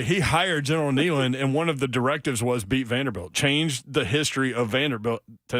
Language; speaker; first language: English; native; English